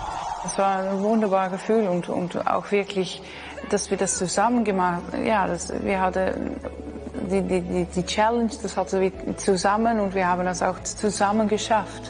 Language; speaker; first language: German; non-native, learner; Dutch